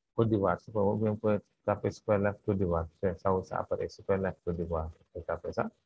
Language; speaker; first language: French; non-native, local second language; Wolof